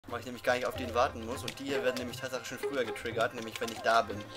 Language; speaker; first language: German; native; German